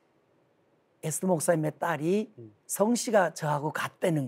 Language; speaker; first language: Korean; native; Korean